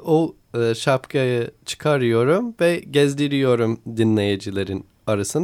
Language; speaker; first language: Turkish; non-native, learner; English